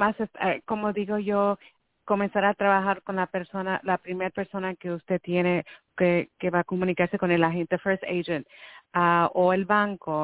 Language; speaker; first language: Spanish; early bilingual, heritage; Spanish